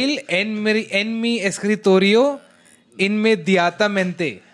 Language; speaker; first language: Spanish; non-native, learner; Hindi